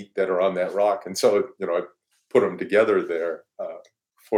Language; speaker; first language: English; native; English